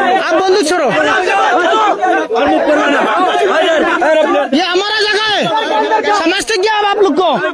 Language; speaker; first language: Hindi; non-native, learner; Bangla